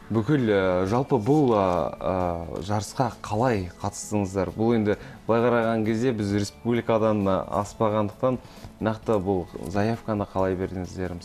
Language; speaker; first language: Kazakh; native; Kazakh